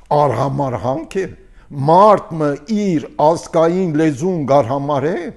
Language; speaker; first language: Armenian; early bilingual, heritage; Armenian